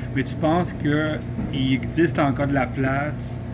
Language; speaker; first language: French; native; French